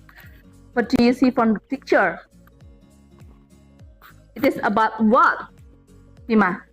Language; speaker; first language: English; non-native, fluent; Indonesian